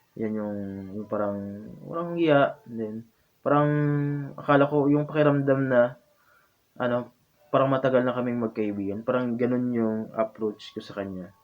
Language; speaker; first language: Filipino; non-native, local second language; Hiligaynon